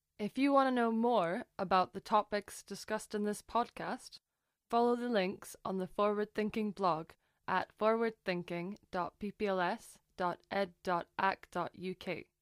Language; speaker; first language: English; native; English